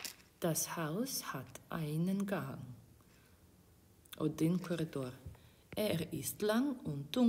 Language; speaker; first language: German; non-native, fluent; Ukrainian